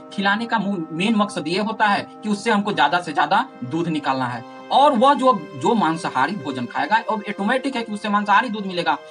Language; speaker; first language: Hindi; native; Hindi